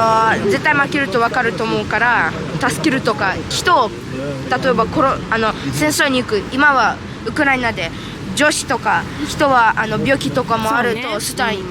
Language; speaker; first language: Japanese; non-native, learner; Russian